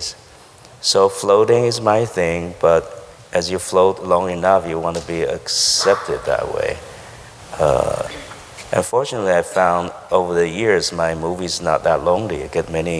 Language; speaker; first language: English; non-native, fluent; Chinese